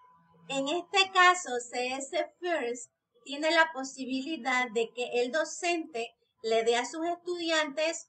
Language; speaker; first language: Spanish; native; Spanish